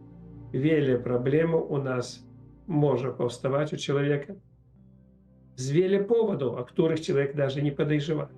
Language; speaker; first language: Polish; non-native, learner; Russian